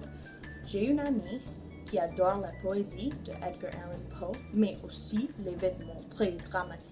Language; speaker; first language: French; non-native, learner; English